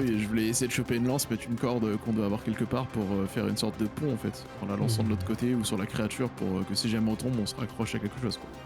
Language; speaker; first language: French; native; French